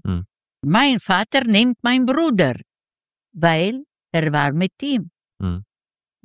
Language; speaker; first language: German; non-native, learner; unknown